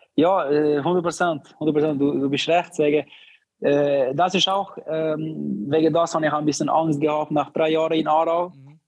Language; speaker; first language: German; non-native, learner; Albanian